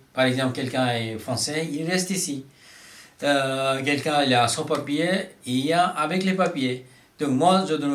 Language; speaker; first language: French; non-native, learner; Bangla